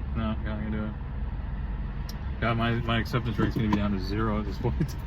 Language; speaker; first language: English; native; English